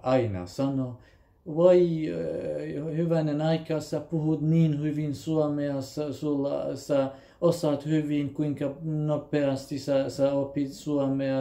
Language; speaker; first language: Finnish; non-native, fluent; Kurdish